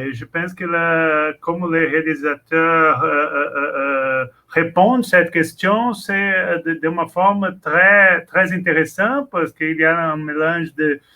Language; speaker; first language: French; non-native, learner; Portuguese